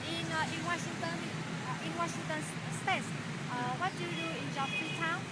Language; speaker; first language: English; non-native, learner; Vietnamese